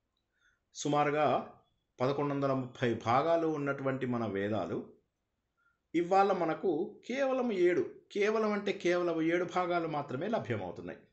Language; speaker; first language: Telugu; native; Telugu